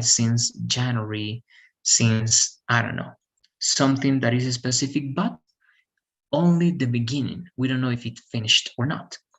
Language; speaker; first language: English; non-native, fluent; Spanish